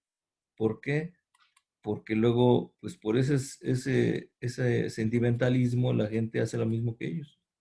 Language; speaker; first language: Spanish; native; Spanish